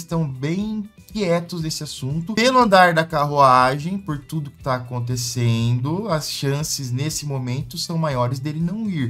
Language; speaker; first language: Portuguese; native; Portuguese